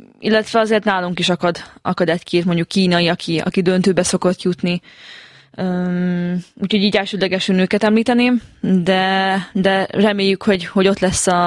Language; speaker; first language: Hungarian; native; Hungarian